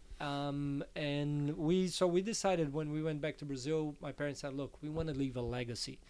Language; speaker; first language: English; non-native, fluent; Portuguese